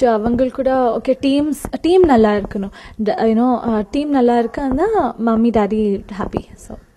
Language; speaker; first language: Tamil; non-native, learner; Kannada